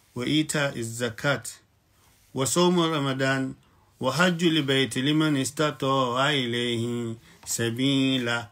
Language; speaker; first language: Arabic; non-native, fluent; Yoruba